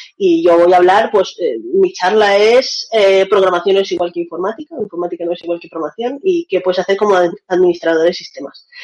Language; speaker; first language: Spanish; early bilingual, other home language; Russian